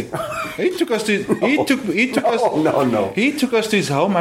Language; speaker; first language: English; non-native, local second language; Afrikaans